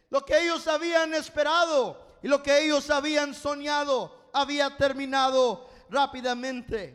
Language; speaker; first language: Spanish; non-native, fluent; English